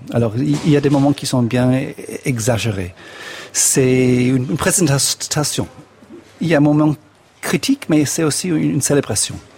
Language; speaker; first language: French; non-native, fluent; English